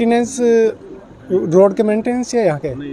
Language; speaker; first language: Hindi; native; Hindi